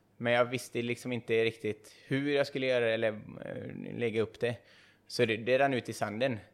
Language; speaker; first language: Swedish; native; Swedish